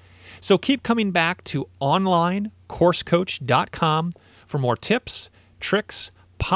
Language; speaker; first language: English; native; English